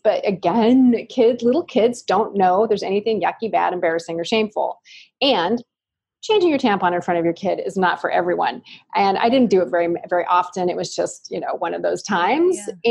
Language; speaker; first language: English; native; English